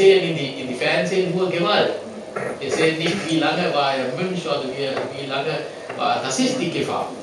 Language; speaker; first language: German; non-native, learner; Sinhala